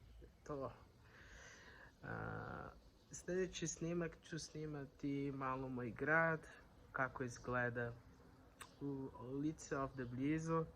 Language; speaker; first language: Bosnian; non-native, learner; Portuguese